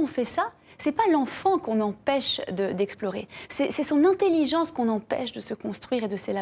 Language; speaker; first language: French; native; French